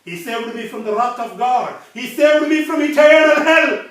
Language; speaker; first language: English; non-native, local second language; Malayalam